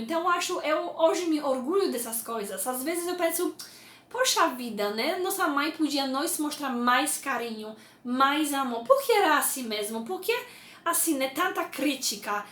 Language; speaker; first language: Portuguese; non-native, fluent; Polish